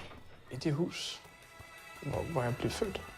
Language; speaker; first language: Danish; non-native, fluent; Persian